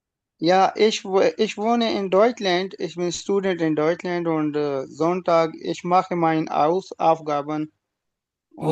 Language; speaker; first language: German; non-native, learner; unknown